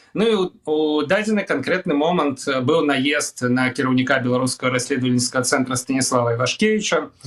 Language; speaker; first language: Belarusian; non-native, local second language; Russian